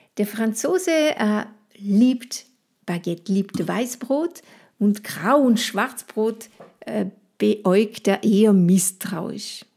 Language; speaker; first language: German; non-native, fluent; French